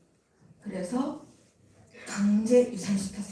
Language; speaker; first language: Korean; native; Korean